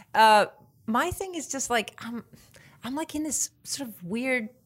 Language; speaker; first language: English; non-native, fluent; Swedish